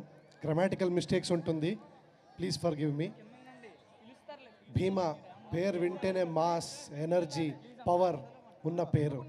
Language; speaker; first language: Telugu; non-native, learner; Kannada